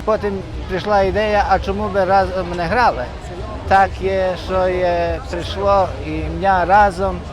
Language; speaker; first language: Ukrainian; non-native, learner; Bosnian